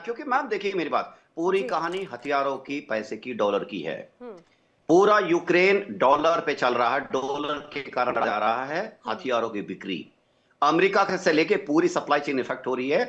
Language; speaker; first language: Hindi; native; Hindi